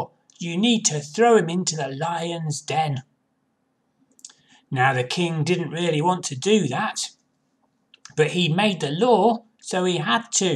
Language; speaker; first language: English; native; English